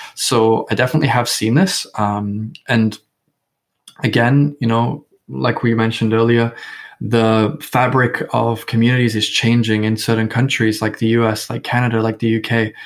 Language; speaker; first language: English; native; English